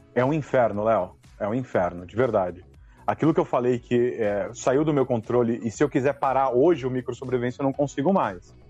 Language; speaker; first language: Portuguese; native; Portuguese